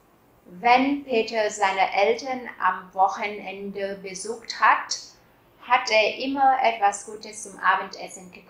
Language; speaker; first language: German; non-native, fluent; Vietnamese